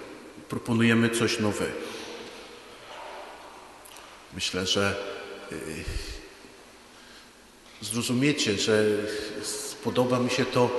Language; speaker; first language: Polish; native; Polish